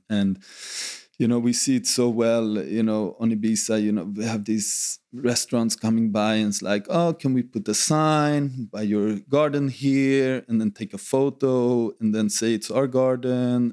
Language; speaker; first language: English; non-native, fluent; Swedish